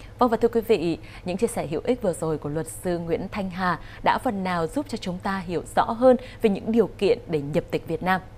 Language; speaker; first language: Vietnamese; native; Vietnamese